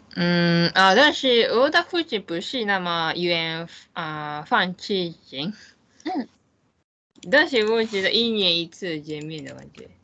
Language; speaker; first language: Chinese; non-native, learner; Japanese